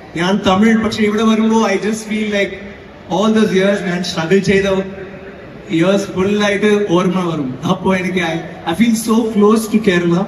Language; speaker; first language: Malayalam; non-native, learner; Tamil